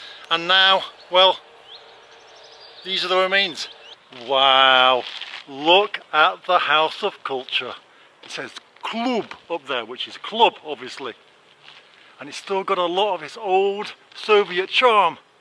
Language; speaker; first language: English; native; English